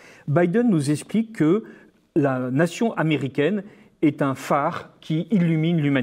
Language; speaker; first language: French; native; French